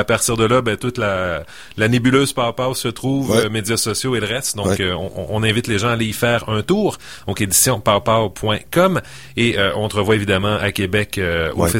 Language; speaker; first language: French; native; French